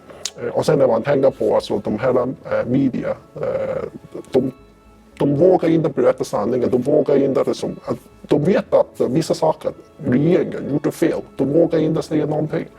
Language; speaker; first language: Swedish; non-native, fluent; Cantonese